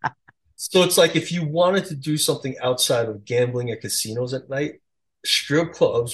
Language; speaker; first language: English; early bilingual, other home language; Chinese